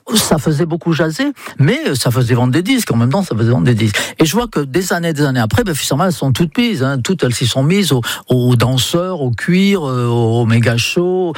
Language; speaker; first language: French; non-native, fluent; English